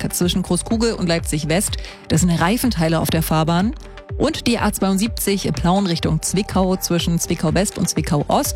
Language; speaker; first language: German; native; German